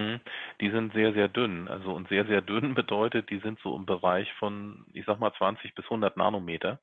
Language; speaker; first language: German; native; German